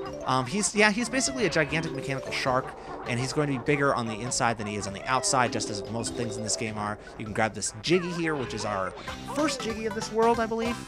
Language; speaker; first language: English; native; English